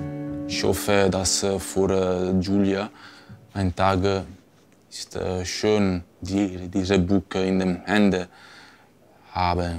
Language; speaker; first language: German; non-native, learner; Italian